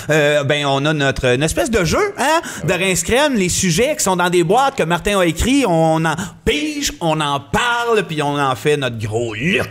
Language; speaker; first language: French; native; French